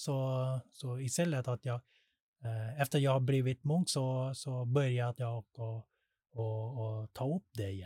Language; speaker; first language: Swedish; non-native, learner; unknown